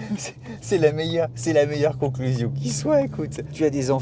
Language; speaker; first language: French; native; French